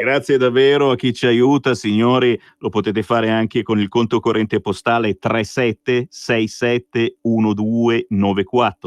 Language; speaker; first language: Italian; native; Italian